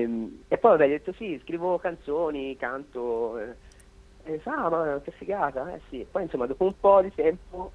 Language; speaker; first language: Italian; native; Italian